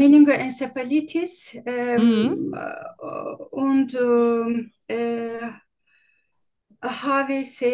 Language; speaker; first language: German; non-native, learner; Turkish